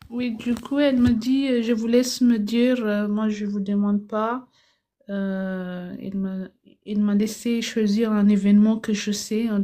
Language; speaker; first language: French; non-native, fluent; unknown